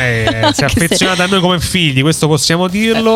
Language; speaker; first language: Italian; native; Italian